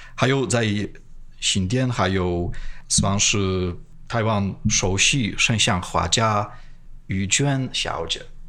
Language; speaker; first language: Chinese; non-native, fluent; Polish